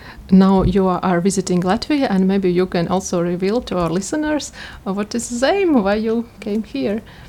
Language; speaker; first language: English; non-native, learner; Latvian